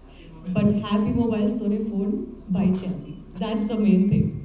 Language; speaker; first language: Telugu; non-native, learner; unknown